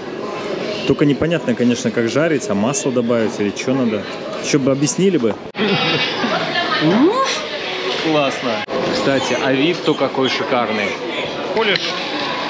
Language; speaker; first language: Russian; native; Russian